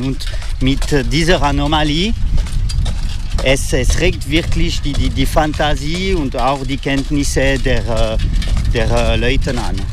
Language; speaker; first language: German; non-native, fluent; French